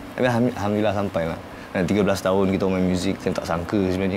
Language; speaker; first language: Malay; early bilingual, heritage; Malay